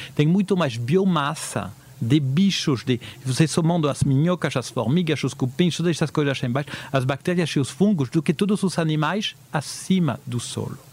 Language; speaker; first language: Portuguese; early bilingual, heritage; Portuguese